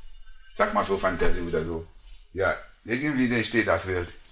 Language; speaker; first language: German; non-native, learner; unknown